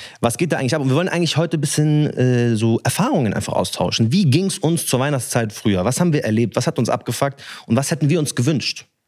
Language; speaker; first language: German; early bilingual, other home language; Arabic